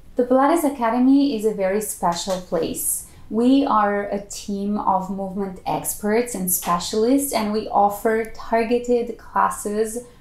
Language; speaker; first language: English; non-native, fluent; Italian